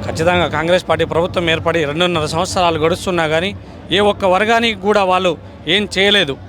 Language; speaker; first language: Telugu; native; Telugu